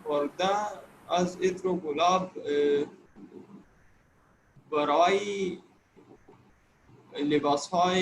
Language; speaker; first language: Persian; non-native, learner; Urdu